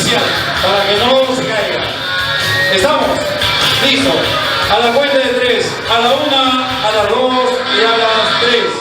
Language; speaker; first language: Spanish; native; Spanish